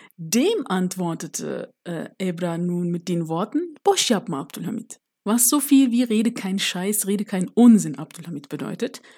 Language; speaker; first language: German; early bilingual, other home language; Turkish